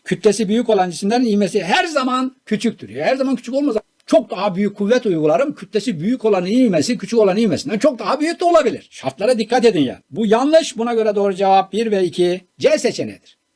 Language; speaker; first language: Turkish; native; Turkish